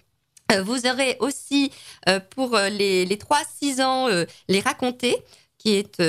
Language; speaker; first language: French; native; French